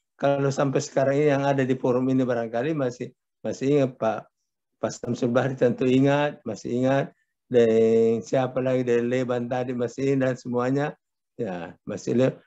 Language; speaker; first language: Indonesian; native; Indonesian